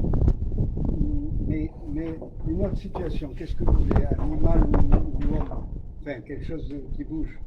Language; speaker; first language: French; native; French